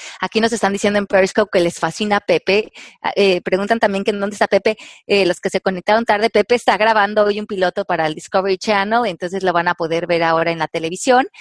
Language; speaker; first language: Spanish; native; Spanish